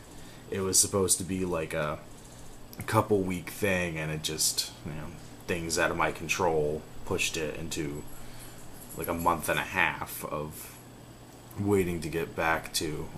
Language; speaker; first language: English; native; English